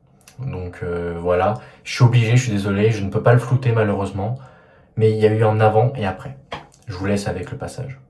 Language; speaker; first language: French; native; French